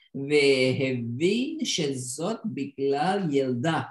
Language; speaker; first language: Hebrew; non-native, learner; Indonesian